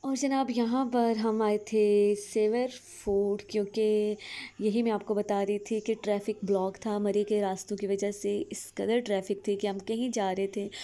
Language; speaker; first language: Hindi; native; Hindi